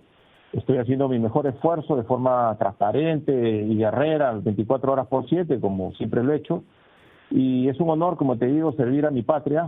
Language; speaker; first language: Spanish; native; Spanish